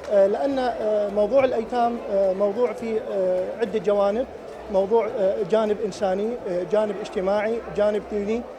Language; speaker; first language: Arabic; native; Arabic